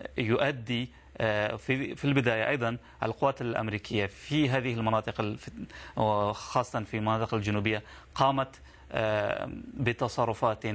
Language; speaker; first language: Arabic; non-native, fluent; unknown